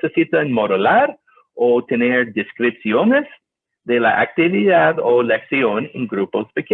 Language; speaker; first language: Spanish; non-native, learner; English